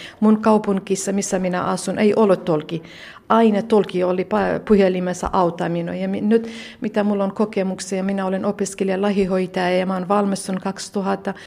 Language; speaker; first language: Finnish; non-native, learner; Central Kurdish